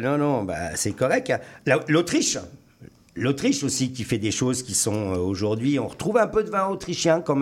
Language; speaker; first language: French; native; French